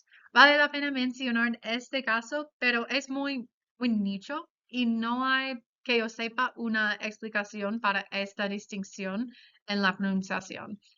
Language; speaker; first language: Spanish; non-native, fluent; English